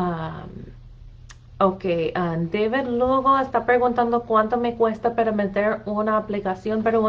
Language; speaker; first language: Spanish; non-native, fluent; English